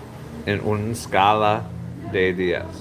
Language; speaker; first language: Spanish; non-native, learner; English